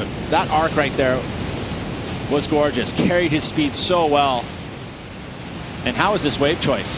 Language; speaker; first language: English; native; English